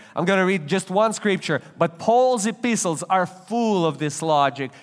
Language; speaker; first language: English; non-native, fluent; Russian